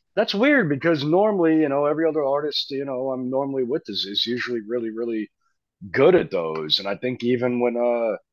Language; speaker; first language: English; native; English